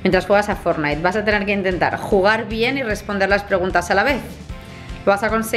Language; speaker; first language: Spanish; native; Spanish